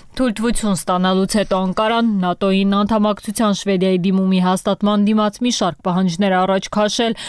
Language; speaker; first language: Armenian; native; Armenian